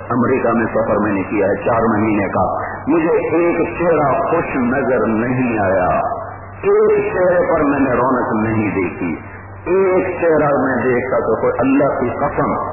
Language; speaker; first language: Urdu; non-native, local second language; Punjabi